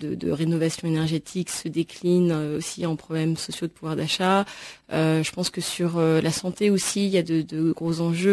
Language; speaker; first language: French; native; French